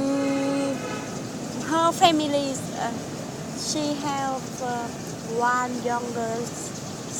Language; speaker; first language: English; non-native, learner; Vietnamese